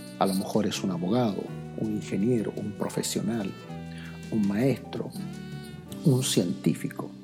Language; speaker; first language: Spanish; native; Spanish